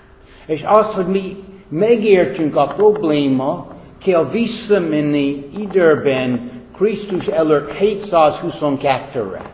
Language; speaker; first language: Hungarian; non-native, fluent; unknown